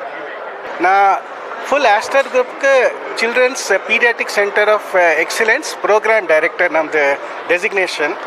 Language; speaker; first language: Kannada; non-native, local second language; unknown